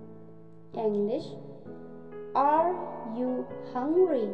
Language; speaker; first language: English; non-native, local second language; Khasi